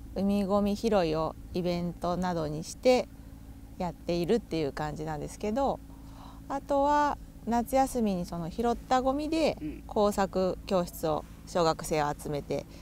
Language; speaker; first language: Japanese; native; Japanese